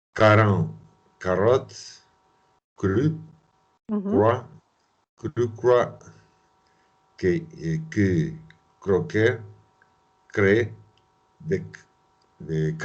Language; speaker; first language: French; non-native, learner; Spanish